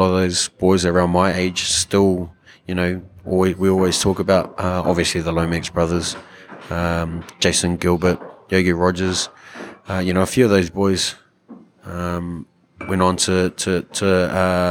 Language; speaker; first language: English; native; English